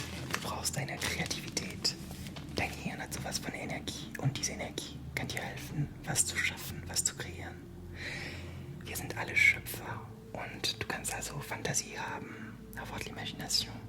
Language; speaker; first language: German; non-native, fluent; French